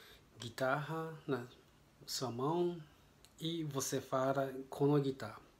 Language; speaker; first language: Portuguese; non-native, learner; Japanese